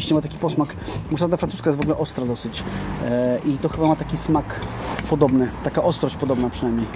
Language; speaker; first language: Polish; native; Polish